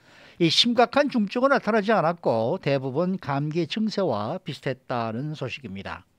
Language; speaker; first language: Korean; native; Korean